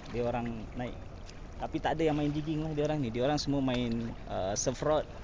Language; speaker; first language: Malay; native; Malay